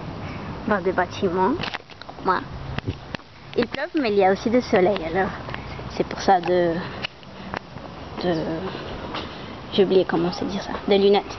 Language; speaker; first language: French; non-native, learner; Portuguese